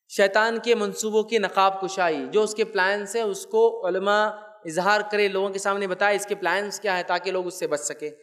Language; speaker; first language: Urdu; native; Urdu